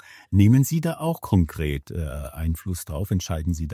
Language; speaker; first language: German; native; German